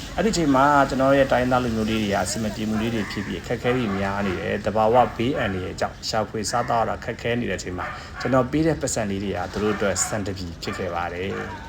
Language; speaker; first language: Burmese; non-native, local second language; Pa'o Karen